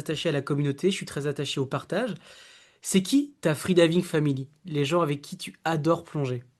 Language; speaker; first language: French; native; French